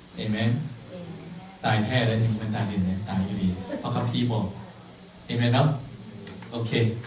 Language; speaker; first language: Thai; non-native, local second language; Lao